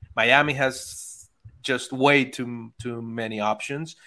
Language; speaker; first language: English; non-native, fluent; Spanish